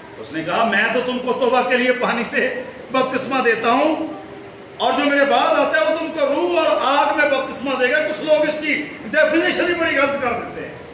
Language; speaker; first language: Urdu; non-native, local second language; Punjabi